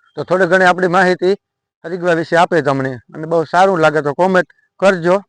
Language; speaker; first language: Gujarati; native; Gujarati